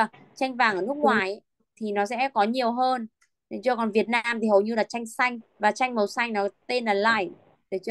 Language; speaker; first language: Vietnamese; native; Vietnamese